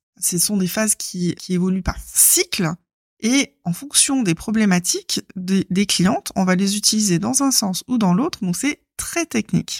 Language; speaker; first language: French; native; French